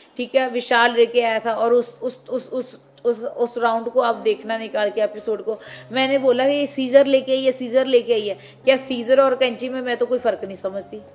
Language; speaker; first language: Hindi; non-native, local second language; Punjabi